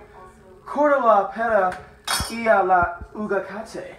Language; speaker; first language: Spanish; non-native, learner; English